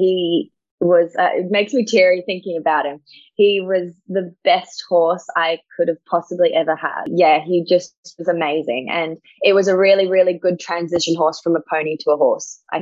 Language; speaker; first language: English; native; English